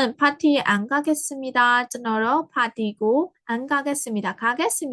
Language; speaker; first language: Korean; non-native, fluent; Burmese